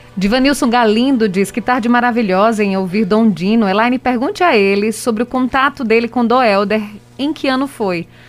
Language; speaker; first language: Portuguese; native; Portuguese